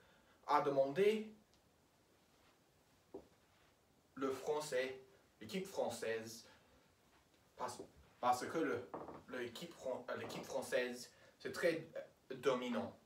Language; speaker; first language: French; non-native, learner; English